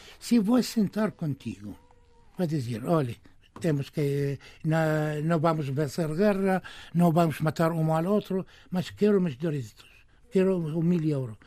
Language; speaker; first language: Portuguese; non-native, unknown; Arabic